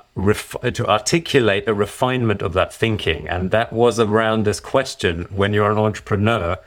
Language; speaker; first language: English; early bilingual, other home language; German